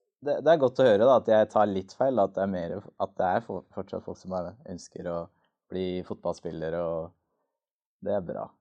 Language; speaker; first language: Norwegian; native; Norwegian